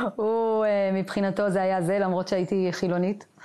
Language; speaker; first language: Hebrew; native; Hebrew